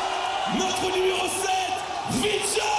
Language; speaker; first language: French; native; French